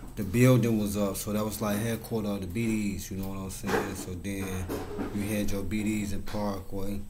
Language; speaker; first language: English; native; English